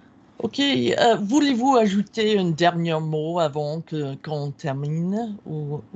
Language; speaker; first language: French; non-native, fluent; English